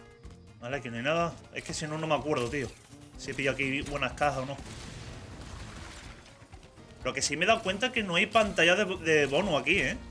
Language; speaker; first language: Spanish; native; Spanish